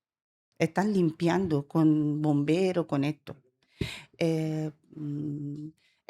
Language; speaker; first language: Spanish; non-native, learner; Persian